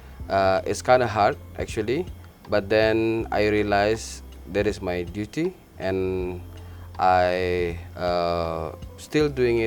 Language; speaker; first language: English; non-native, learner; Indonesian